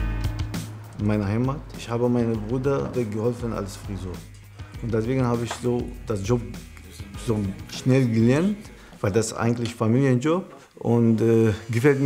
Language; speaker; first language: German; non-native, learner; Arabic